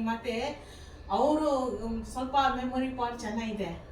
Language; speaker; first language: Kannada; non-native, learner; Manipuri